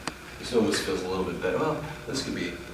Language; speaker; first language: English; native; English